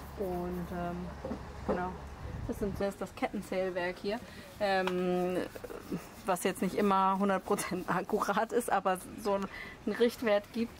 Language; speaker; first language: German; native; German